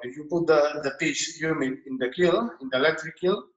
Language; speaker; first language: English; non-native, learner; Spanish